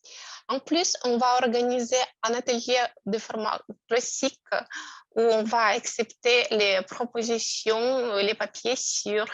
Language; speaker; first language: French; non-native, fluent; Russian